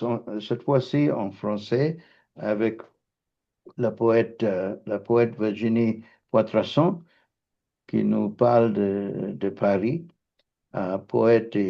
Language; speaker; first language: French; non-native, fluent; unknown